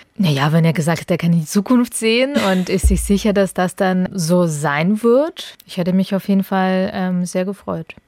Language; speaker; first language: German; early bilingual, other home language; Russian